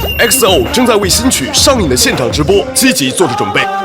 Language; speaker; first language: Chinese; native; Chinese